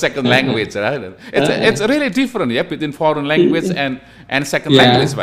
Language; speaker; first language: English; non-native, local second language; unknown